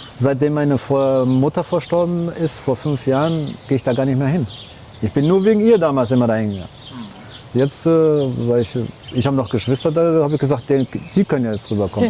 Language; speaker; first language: German; early bilingual, other home language; Arabic